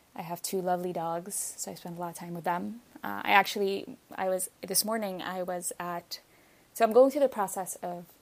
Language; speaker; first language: English; non-native, fluent; Arabic